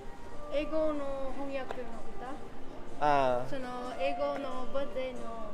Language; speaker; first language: Japanese; non-native, learner; Vietnamese